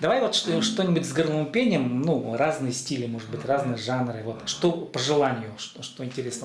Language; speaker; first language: Russian; native; Russian